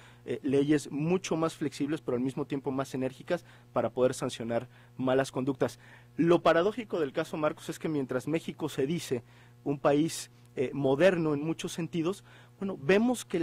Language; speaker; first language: Spanish; native; Spanish